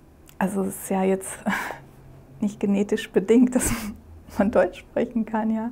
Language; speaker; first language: German; early bilingual, other home language; Croatian